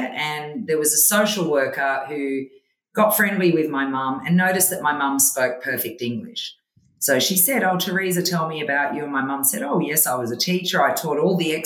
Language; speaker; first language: English; early bilingual, other home language; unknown